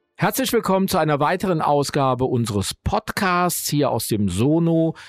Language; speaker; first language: German; native; German